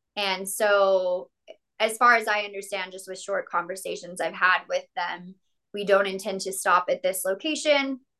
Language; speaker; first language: English; native; English